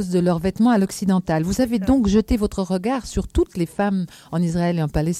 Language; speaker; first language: French; native; French